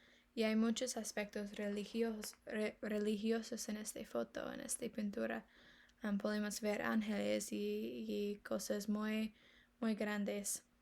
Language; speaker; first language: Spanish; non-native, learner; English